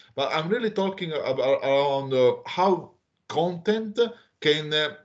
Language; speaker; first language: English; non-native, fluent; Italian